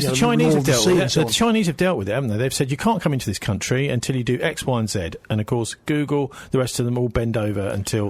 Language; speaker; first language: English; native; English